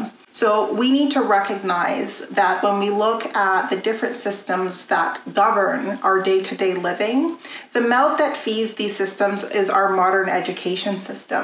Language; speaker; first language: English; native; English